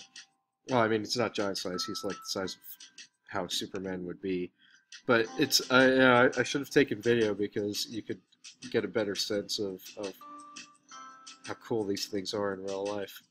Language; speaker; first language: English; native; English